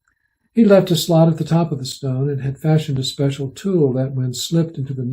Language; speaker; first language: English; native; English